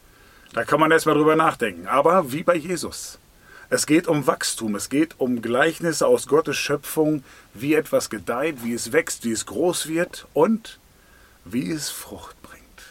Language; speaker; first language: German; native; German